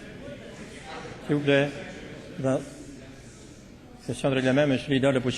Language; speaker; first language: French; native; French